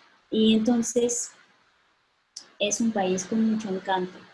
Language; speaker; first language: Spanish; non-native, fluent; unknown